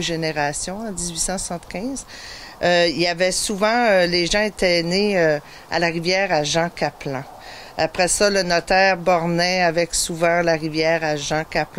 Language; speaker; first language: French; native; French